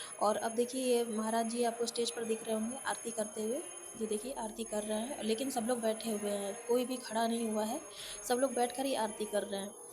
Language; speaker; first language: Hindi; native; Hindi